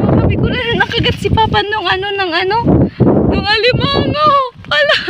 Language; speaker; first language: Filipino; non-native, local second language; Bikol